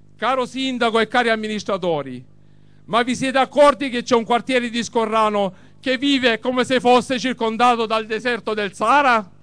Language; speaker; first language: Italian; native; Italian